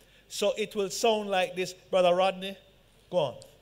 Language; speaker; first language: English; native; English